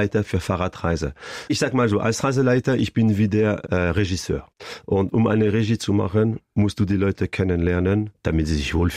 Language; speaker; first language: German; non-native, fluent; French